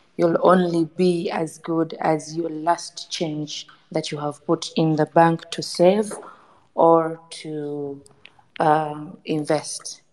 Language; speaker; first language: English; non-native, local second language; Ganda